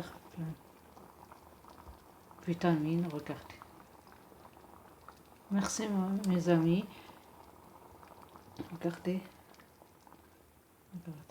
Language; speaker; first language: French; non-native, local second language; Arabic